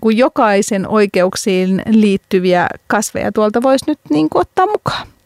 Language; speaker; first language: Finnish; native; Finnish